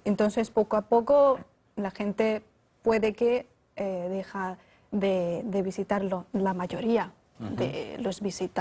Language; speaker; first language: Spanish; non-native, fluent; Chinese